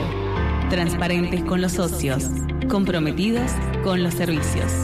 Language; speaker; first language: Spanish; native; Spanish